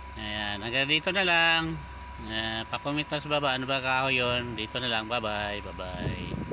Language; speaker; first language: Filipino; non-native, local second language; Masbatenyo